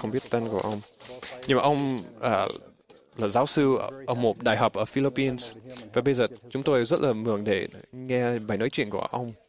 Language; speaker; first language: Vietnamese; non-native, fluent; English